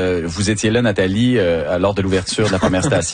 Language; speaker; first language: French; native; French